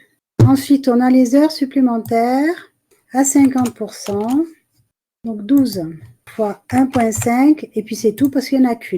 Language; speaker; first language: French; native; French